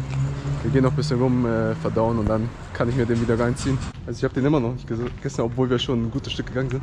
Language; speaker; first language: German; native; German